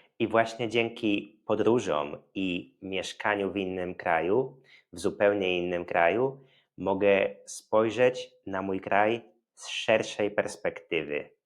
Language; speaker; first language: Polish; native; Polish